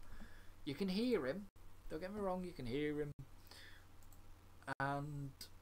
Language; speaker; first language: English; native; English